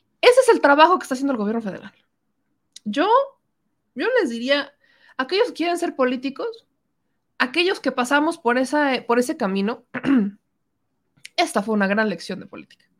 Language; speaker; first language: Spanish; native; Spanish